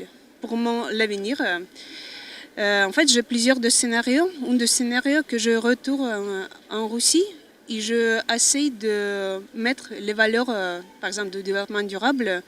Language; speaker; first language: French; non-native, fluent; Russian